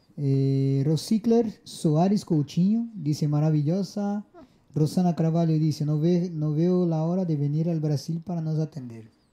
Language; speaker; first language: Spanish; non-native, fluent; Portuguese